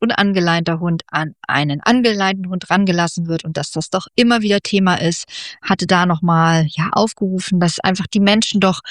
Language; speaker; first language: German; native; German